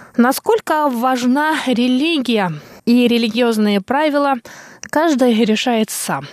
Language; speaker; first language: Russian; non-native, local second language; Tuvinian